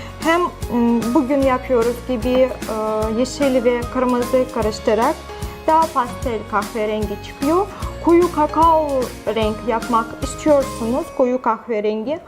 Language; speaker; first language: Turkish; non-native, fluent; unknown